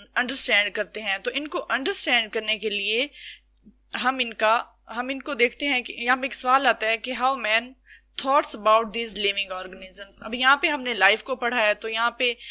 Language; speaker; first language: Urdu; native; Urdu